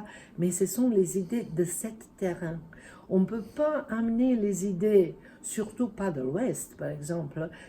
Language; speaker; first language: French; non-native, fluent; Serbian